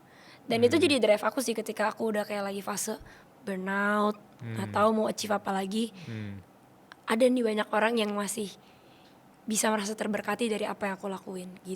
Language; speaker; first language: Indonesian; native; Indonesian